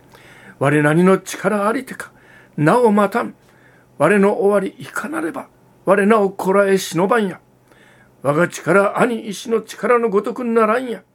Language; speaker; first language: Japanese; native; Japanese